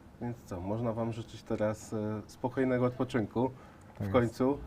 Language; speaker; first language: Polish; native; Polish